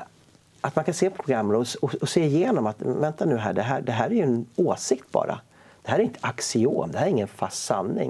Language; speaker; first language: Swedish; native; Swedish